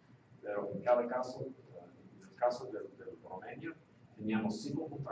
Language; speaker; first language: Spanish; non-native, fluent; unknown